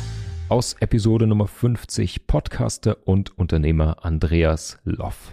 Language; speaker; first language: German; native; German